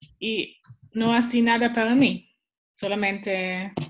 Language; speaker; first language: Spanish; non-native, learner; Swiss German